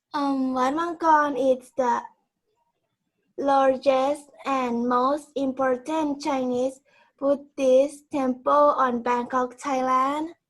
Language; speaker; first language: English; non-native, learner; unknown